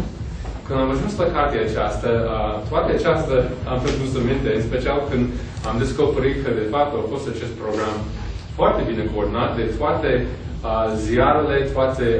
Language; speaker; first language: Romanian; non-native, fluent; English